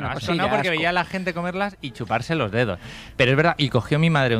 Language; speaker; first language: Spanish; native; Spanish